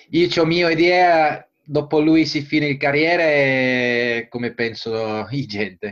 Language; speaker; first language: Italian; non-native, fluent; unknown